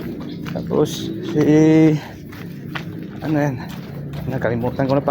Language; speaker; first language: Filipino; non-native, local second language; Cebuano